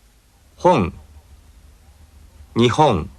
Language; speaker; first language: Japanese; native; Japanese